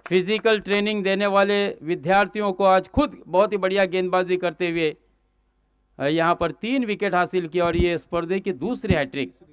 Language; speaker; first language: Hindi; non-native, local second language; Marathi